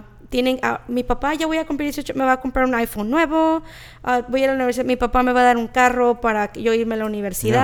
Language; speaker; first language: Spanish; native; Spanish